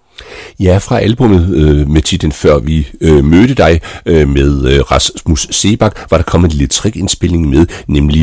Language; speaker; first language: Danish; native; Danish